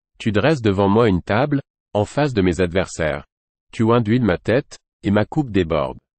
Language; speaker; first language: French; non-native, local second language; Haitian Creole